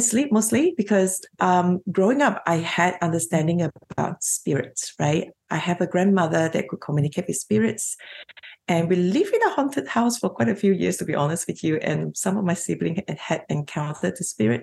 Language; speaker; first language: English; non-native, local second language; Cantonese